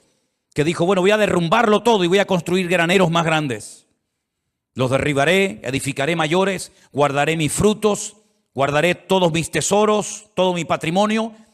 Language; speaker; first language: Spanish; native; Spanish